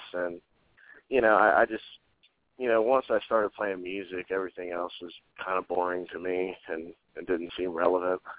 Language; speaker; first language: English; native; English